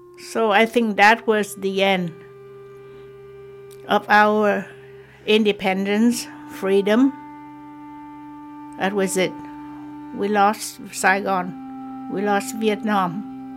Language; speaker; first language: English; non-native, fluent; Vietnamese